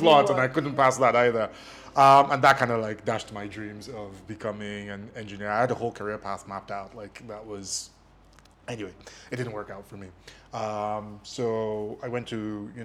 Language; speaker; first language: English; non-native, local second language; Yoruba